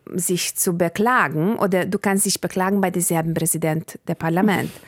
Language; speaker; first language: German; non-native, fluent; Hungarian